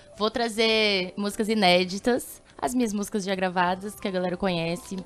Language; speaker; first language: Portuguese; native; Portuguese